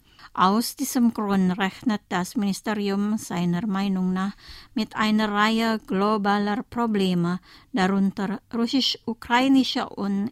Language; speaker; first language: German; non-native, fluent; Indonesian